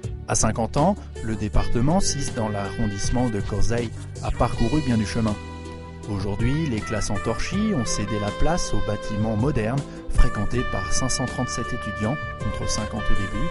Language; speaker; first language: French; non-native, fluent; Vietnamese